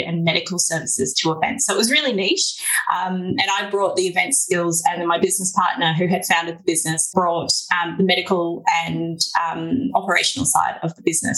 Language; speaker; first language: English; native; English